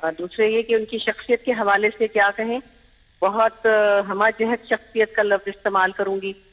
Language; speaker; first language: Urdu; native; Urdu